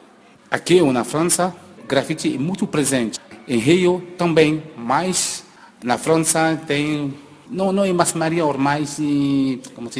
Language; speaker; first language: Portuguese; non-native, fluent; French